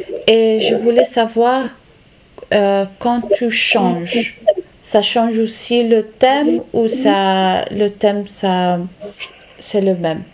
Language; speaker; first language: French; non-native, learner; Italian